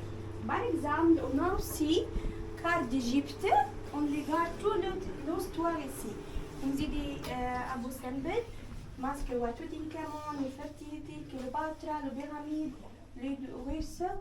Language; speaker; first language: French; non-native, learner; Arabic